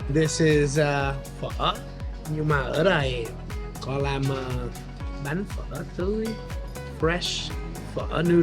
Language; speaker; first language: Vietnamese; non-native, learner; English